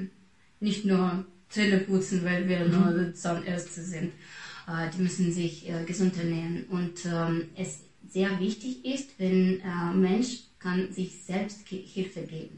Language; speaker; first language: German; non-native, fluent; Russian